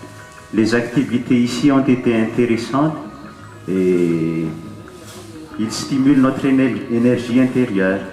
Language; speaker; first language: French; non-native, local second language; Malagasy